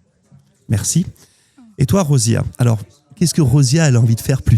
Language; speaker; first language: French; native; French